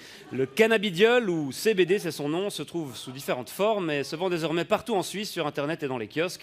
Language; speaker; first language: French; native; French